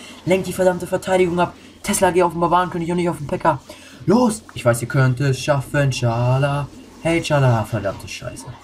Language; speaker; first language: German; native; German